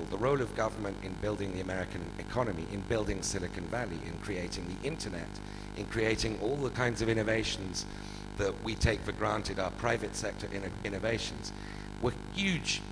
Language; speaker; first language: English; native; English